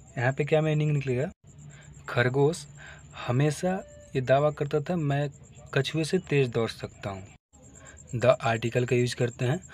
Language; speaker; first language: Hindi; native; Hindi